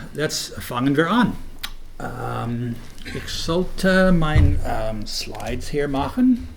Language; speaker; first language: German; non-native, learner; English